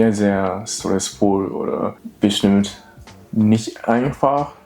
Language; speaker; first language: German; non-native, learner; Japanese